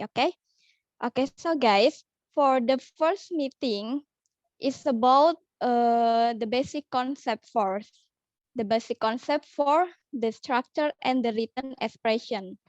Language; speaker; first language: English; non-native, learner; Indonesian